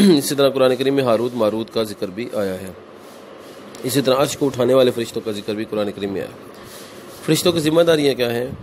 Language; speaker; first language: Urdu; non-native, local second language; Punjabi